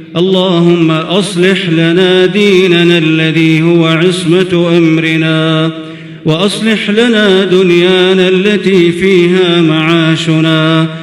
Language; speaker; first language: Arabic; native; Arabic